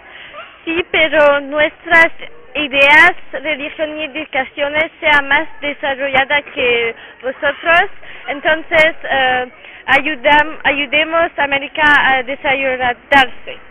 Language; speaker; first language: Spanish; non-native, learner; French